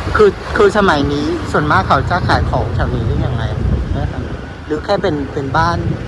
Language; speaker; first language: Thai; non-native, fluent; Vietnamese